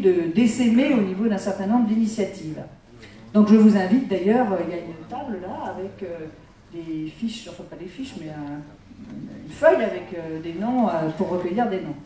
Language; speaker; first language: French; native; French